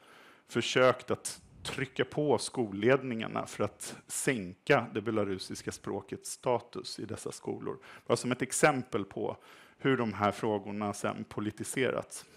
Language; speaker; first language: Swedish; native; Swedish